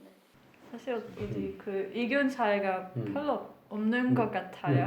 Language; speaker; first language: Korean; non-native, fluent; Hungarian